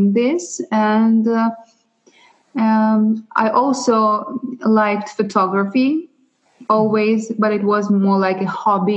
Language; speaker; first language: English; non-native, fluent; Russian